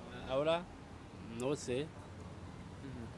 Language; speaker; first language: Spanish; non-native, learner; Haitian Creole